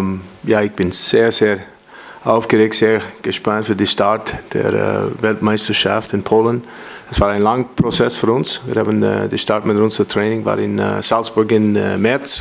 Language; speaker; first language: German; non-native, learner; English